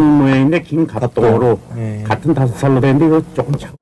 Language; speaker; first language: Korean; native; Korean